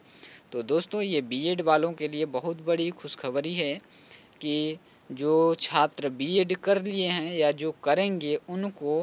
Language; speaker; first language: Hindi; native; Hindi